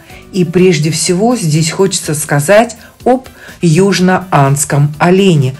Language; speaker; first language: Russian; native; Russian